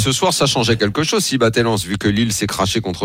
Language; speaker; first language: French; native; French